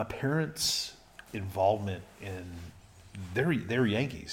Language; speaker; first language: English; early bilingual, other home language; Spanish